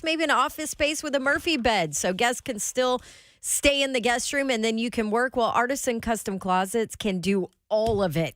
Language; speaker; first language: English; native; English